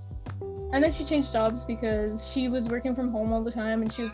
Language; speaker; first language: English; non-native, fluent; French